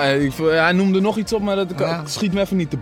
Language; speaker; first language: Dutch; native; Dutch